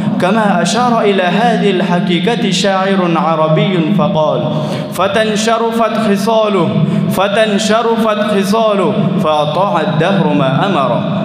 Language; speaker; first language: Arabic; non-native, learner; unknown